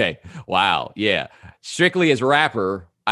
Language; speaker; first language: English; native; English